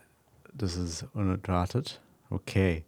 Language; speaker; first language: German; non-native, learner; English